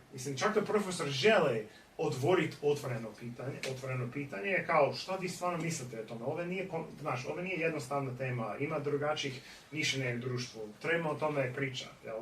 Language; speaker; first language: Bosnian; non-native, fluent; English